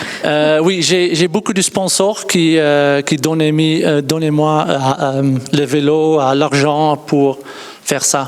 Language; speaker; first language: French; non-native, learner; Dutch